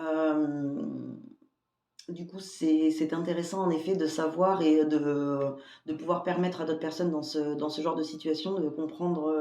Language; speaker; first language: French; native; French